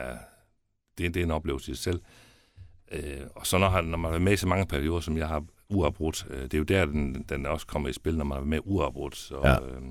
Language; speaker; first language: Danish; native; Danish